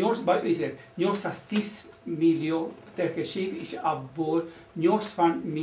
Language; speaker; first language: Hungarian; non-native, fluent; Spanish